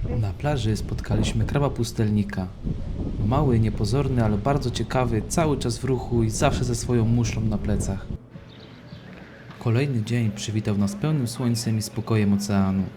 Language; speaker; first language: Polish; native; Polish